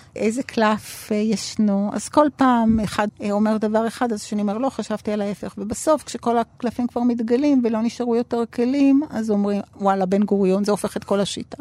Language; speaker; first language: Hebrew; early bilingual, other home language; Spanish